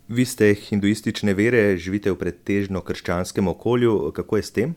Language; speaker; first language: Slovenian; native; Slovenian